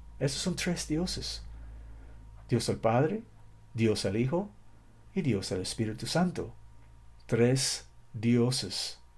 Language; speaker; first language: Spanish; non-native, fluent; English